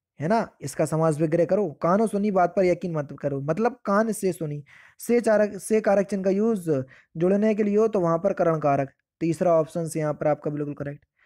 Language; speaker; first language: Hindi; native; Hindi